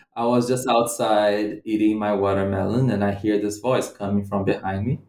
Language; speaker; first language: English; non-native, fluent; Portuguese